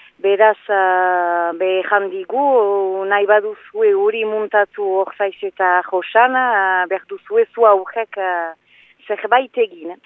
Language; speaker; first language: Basque; native; Basque